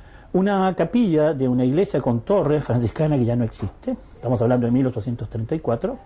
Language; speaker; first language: Spanish; native; Spanish